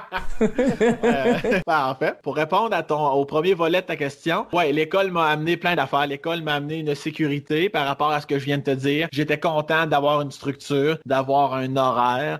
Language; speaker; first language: French; native; French